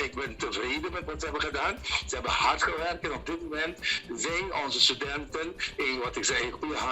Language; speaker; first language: Dutch; non-native, local second language; Papiamento